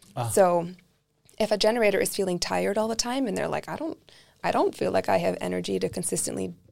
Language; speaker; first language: English; early bilingual, other home language; Icelandic